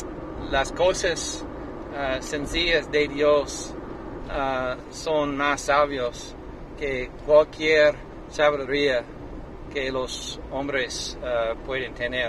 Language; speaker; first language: Spanish; non-native, learner; English